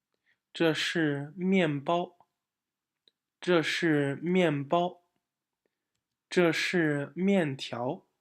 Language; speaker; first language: Chinese; non-native, fluent; English